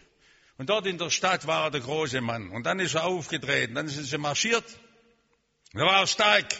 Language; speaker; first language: German; native; German